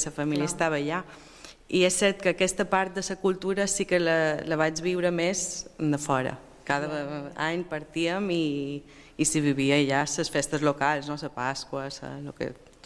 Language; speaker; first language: Catalan; early bilingual, other home language; French